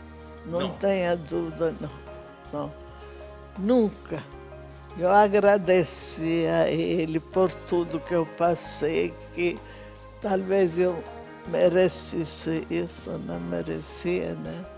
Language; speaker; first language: Portuguese; non-native, fluent; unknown